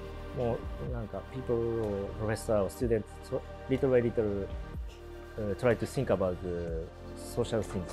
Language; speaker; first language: English; non-native, learner; Japanese